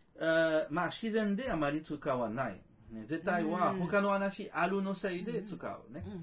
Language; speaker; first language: Japanese; non-native, fluent; French